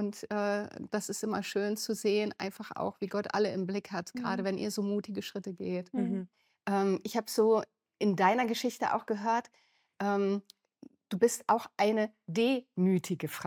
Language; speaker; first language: German; native; German